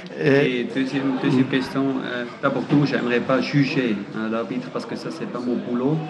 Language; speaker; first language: French; non-native, fluent; German